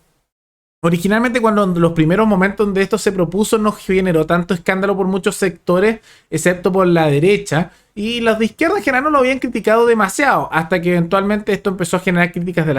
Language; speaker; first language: Spanish; native; Spanish